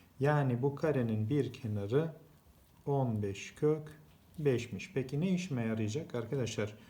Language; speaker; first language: Turkish; native; Turkish